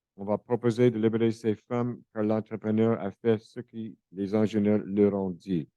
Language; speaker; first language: French; non-native, local second language; English